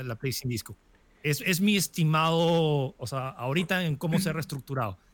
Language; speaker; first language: Spanish; early bilingual, other home language; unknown